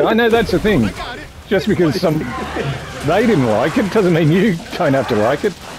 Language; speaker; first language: English; native; English